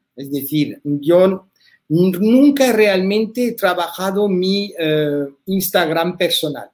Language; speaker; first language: Spanish; early bilingual, heritage; French